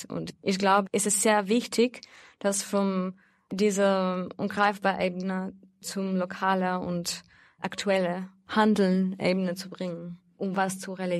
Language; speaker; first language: German; non-native, fluent; Russian